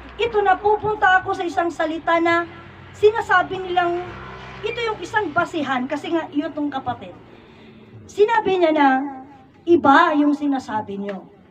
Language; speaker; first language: Filipino; non-native, local second language; Iloko